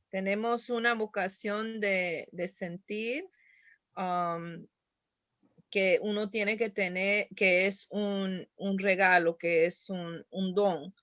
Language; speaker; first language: Spanish; early bilingual, heritage; Spanish